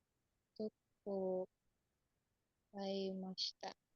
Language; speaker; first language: Japanese; non-native, learner; Indonesian